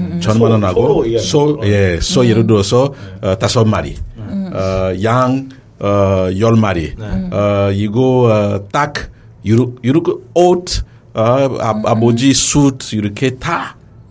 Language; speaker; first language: Korean; non-native, learner; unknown